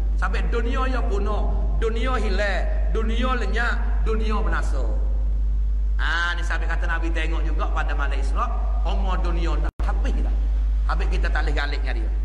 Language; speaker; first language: Malay; native; Malay